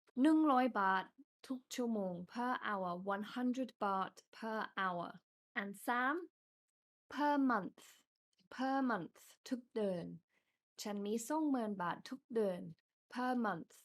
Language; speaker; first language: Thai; non-native, fluent; English